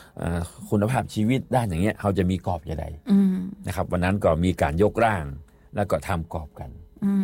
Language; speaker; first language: Thai; non-native, local second language; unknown